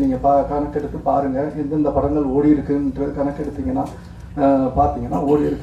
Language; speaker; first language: Tamil; native; Tamil